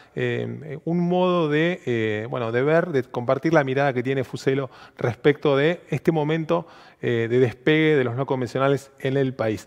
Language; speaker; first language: Spanish; native; Spanish